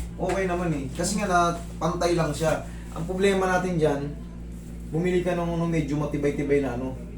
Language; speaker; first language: Filipino; non-native, local second language; Iloko